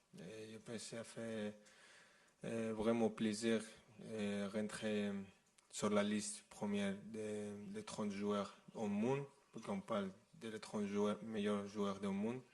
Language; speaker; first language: French; non-native, fluent; Spanish